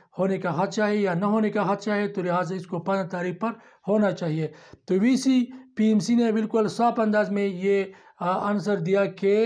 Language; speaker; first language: Urdu; non-native, local second language; Pashto